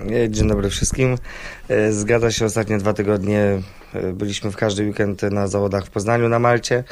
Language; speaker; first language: Polish; native; Polish